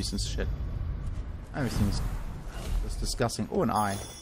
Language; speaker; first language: English; non-native, fluent; German